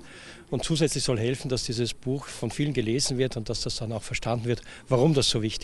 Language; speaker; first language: German; native; German